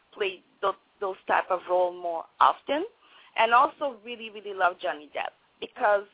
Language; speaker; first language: English; non-native, fluent; French